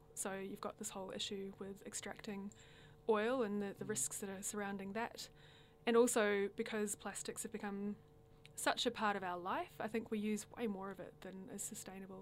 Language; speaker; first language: English; native; English